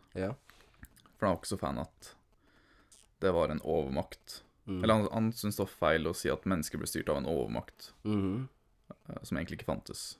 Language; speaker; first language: Norwegian; early bilingual, other home language; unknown